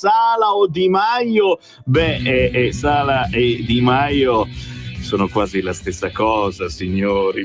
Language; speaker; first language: Italian; native; Italian